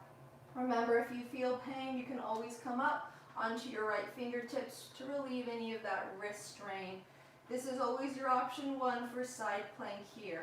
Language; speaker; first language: English; native; English